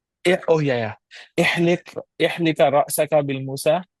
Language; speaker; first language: Arabic; non-native, learner; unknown